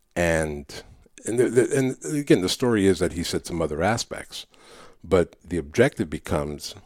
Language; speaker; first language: English; early bilingual, other home language; Spanish